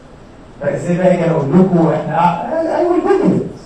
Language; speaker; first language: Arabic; native; Arabic